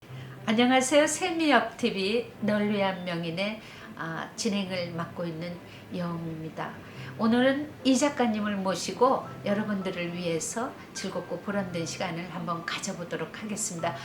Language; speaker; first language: Korean; native; Korean